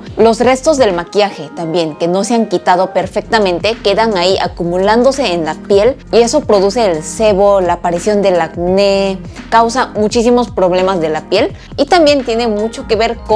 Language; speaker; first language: Spanish; non-native, fluent; Korean